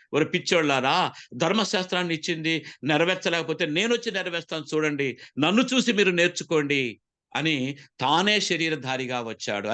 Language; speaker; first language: Telugu; non-native, local second language; Koya